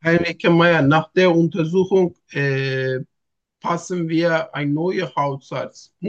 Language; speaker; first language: German; non-native, learner; Turkish